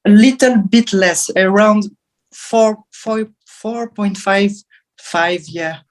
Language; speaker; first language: English; non-native, learner; French